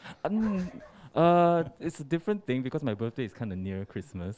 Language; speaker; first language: English; non-native, local second language; Chinese